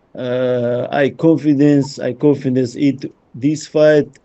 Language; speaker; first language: English; non-native, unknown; Russian